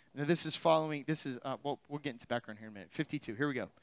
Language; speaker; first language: English; native; English